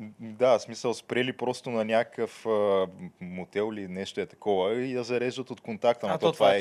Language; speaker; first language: Bulgarian; native; Bulgarian